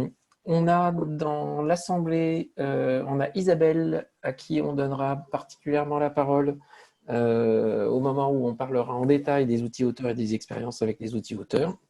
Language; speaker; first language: French; native; French